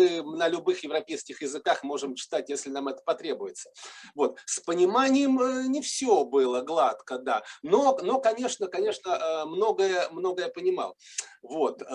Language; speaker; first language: Russian; native; Russian